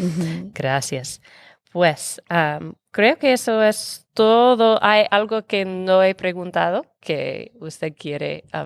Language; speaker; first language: Spanish; non-native, fluent; English